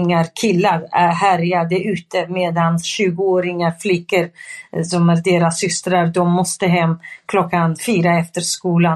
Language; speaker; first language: Swedish; non-native, fluent; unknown